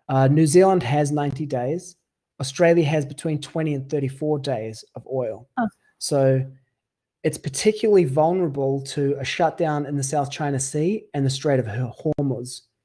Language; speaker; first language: English; native; English